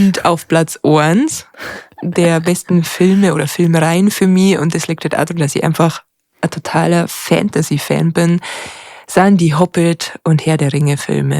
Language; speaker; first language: German; native; German